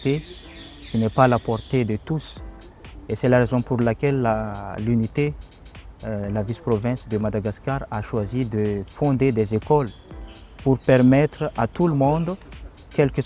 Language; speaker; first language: French; non-native, local second language; Malagasy